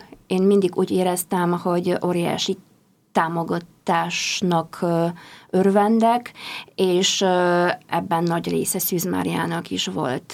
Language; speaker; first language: Hungarian; non-native, fluent; Polish